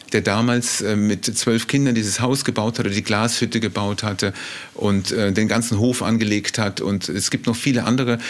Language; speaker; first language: German; native; German